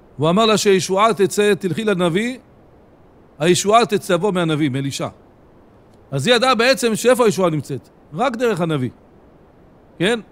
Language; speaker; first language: Hebrew; native; Hebrew